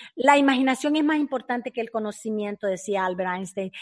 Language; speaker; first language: Spanish; native; Spanish